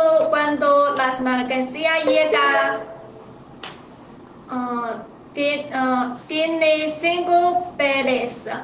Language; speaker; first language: Spanish; non-native, learner; Chinese